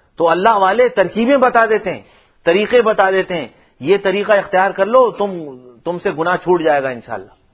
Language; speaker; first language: Urdu; non-native, local second language; Punjabi